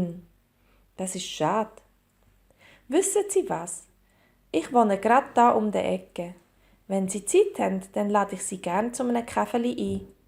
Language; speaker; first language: German; native; German